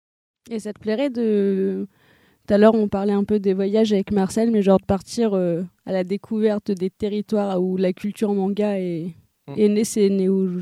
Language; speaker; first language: French; native; French